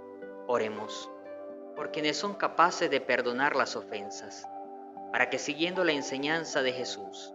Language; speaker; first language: Spanish; native; Spanish